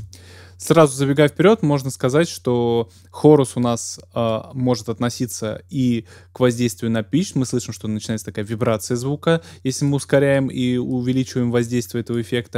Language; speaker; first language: Russian; native; Russian